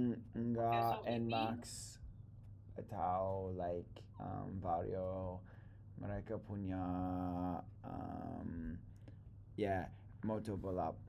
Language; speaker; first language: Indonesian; non-native, learner; English